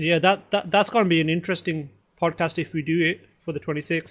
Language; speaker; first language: English; early bilingual, other home language; Punjabi